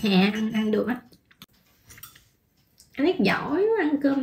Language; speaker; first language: Vietnamese; native; Vietnamese